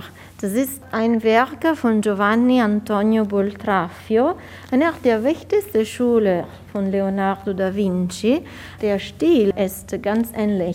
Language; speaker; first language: German; non-native, fluent; Italian